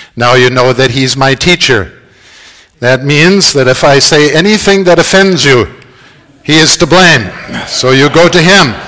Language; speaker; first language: English; native; English